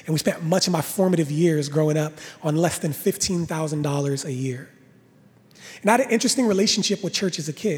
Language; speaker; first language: English; native; English